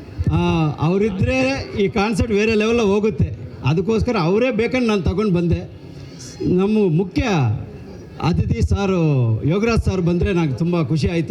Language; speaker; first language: Kannada; non-native, learner; Telugu